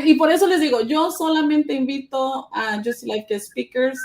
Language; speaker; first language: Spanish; early bilingual, other home language; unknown